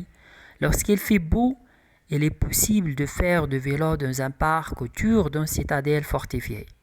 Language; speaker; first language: French; non-native, local second language; Arabic